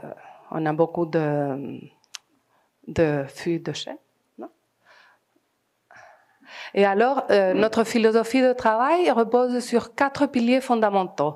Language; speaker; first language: French; non-native, fluent; Spanish